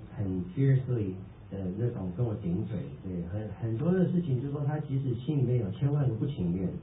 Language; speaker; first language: Chinese; early bilingual, heritage; Chinese